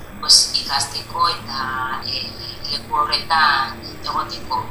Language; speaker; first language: Basque; non-native, learner; Spanish